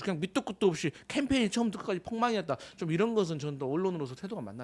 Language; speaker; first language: Korean; native; Korean